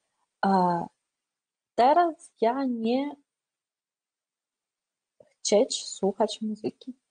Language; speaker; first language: Polish; non-native, fluent; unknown